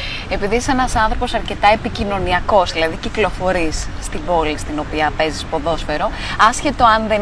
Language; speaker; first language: Greek; native; Greek